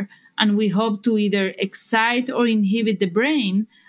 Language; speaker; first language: English; non-native, fluent; Spanish